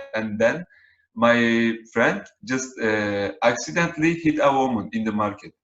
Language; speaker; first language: English; non-native, learner; Turkish